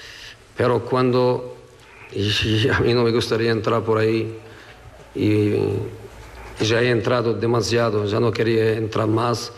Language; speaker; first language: Portuguese; non-native, fluent; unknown